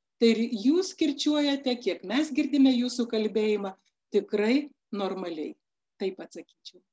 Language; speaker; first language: Lithuanian; native; Lithuanian